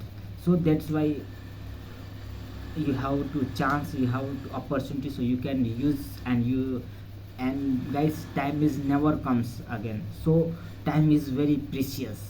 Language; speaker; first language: English; non-native, learner; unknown